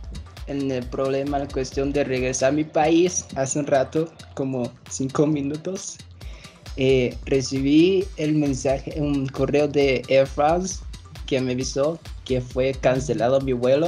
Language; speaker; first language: Spanish; non-native, fluent; Chinese